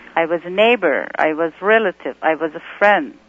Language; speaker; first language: English; non-native, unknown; Persian